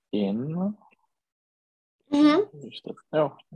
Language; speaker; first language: German; non-native, learner; Czech